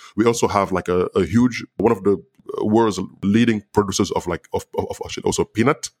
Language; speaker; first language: English; non-native, fluent; Wolof